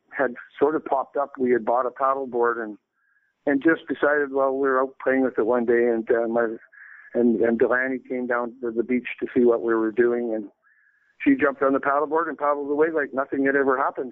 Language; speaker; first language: English; native; English